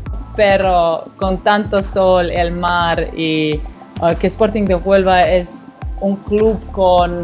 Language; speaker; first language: Spanish; non-native, learner; Slovenian